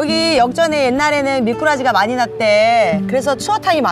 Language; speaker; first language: Korean; native; Korean